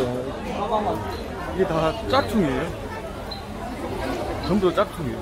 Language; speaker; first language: Korean; native; Korean